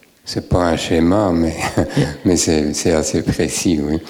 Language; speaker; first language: French; native; French